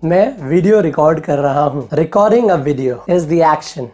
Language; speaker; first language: English; non-native, local second language; Hindi